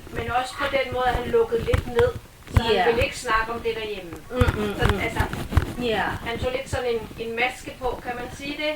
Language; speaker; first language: Danish; native; Danish